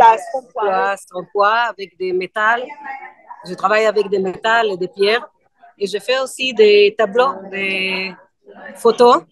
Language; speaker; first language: French; non-native, learner; Hebrew